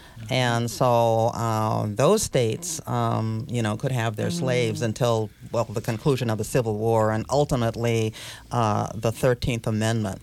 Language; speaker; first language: English; native; English